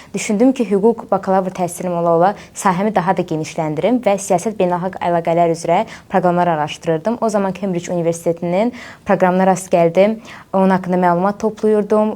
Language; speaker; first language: Azerbaijani; native; Azerbaijani